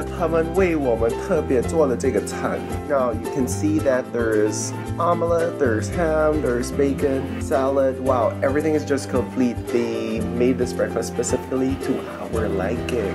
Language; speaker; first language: English; non-native, local second language; Filipino